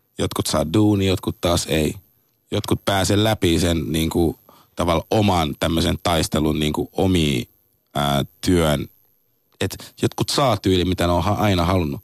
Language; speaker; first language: Finnish; non-native, fluent; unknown